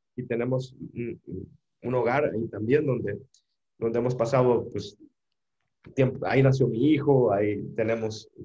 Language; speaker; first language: Spanish; native; Spanish